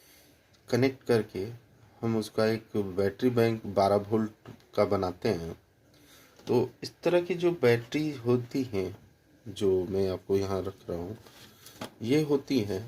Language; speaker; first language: Hindi; native; Hindi